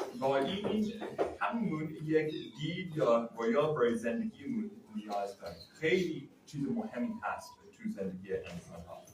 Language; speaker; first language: Persian; non-native, fluent; English